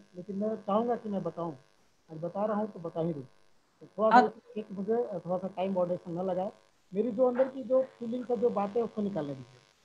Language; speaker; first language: Hindi; native; Hindi